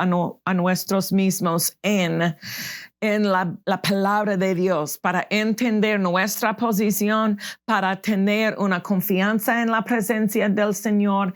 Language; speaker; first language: Spanish; non-native, fluent; English